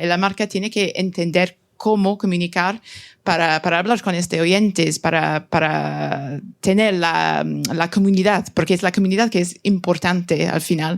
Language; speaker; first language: Spanish; non-native, fluent; French